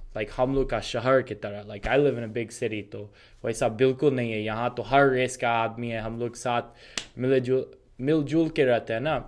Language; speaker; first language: Hindi; non-native, fluent; English